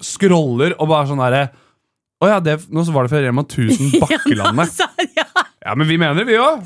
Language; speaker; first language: Norwegian; native; Norwegian